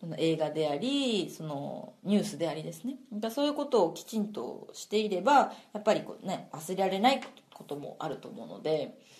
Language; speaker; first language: Japanese; native; Japanese